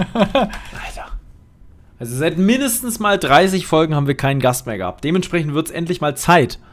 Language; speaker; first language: German; native; German